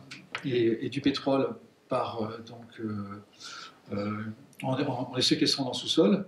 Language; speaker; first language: French; native; French